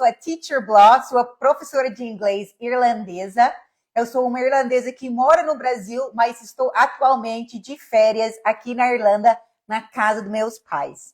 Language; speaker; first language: Portuguese; non-native, fluent; English